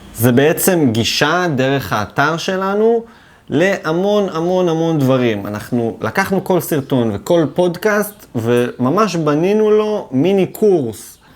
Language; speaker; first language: Hebrew; native; Hebrew